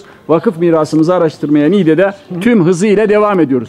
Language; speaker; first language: Turkish; native; Turkish